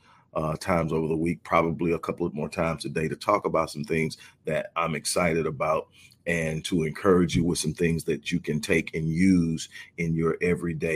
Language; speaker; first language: English; native; English